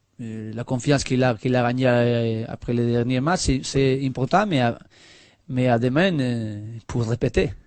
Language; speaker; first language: French; non-native, learner; Spanish